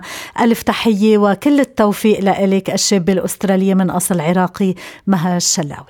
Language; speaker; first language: Arabic; native; Arabic